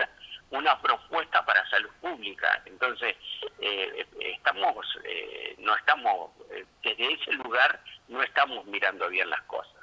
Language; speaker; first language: Spanish; native; Spanish